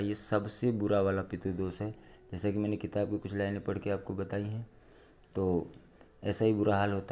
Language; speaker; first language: Hindi; native; Hindi